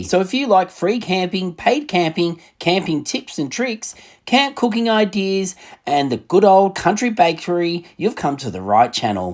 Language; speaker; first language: English; native; English